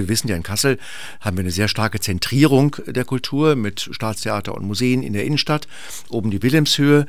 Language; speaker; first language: German; native; German